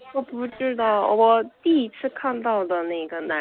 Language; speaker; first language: Chinese; non-native, learner; Korean